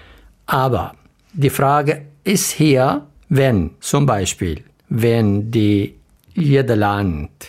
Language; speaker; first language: German; non-native, learner; Arabic